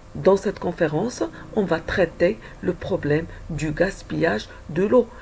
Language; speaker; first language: French; non-native, local second language; Arabic